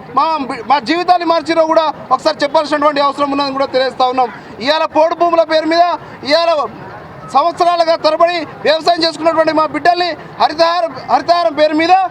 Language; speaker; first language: Telugu; non-native, local second language; Lambadi